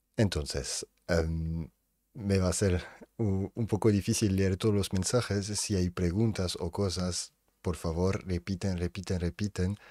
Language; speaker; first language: Spanish; non-native, fluent; French